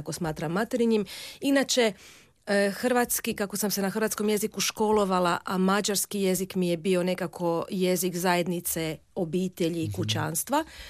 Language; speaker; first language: Croatian; non-native, local second language; Hungarian